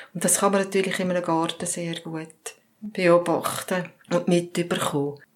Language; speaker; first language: German; native; German